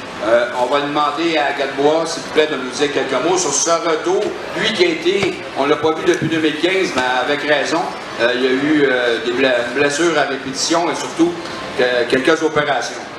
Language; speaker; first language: French; native; French